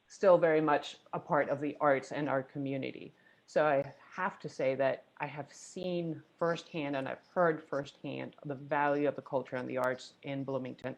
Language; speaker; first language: English; non-native, fluent; Spanish